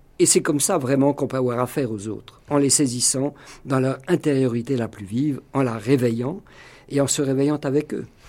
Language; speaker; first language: French; non-native, local second language; Swiss German